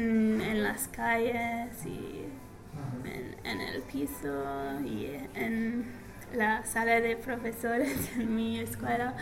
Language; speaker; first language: Spanish; non-native, learner; English